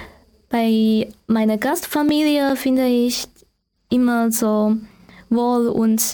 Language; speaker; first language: German; non-native, learner; Chinese